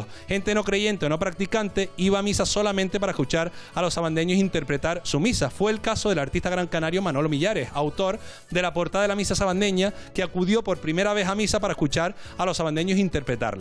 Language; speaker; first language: Spanish; native; Spanish